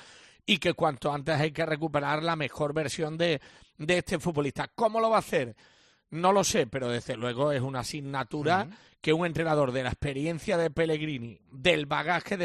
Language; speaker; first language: Spanish; native; Spanish